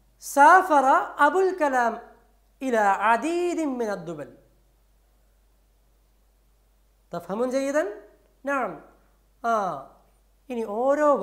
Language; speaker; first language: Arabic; non-native, fluent; Malayalam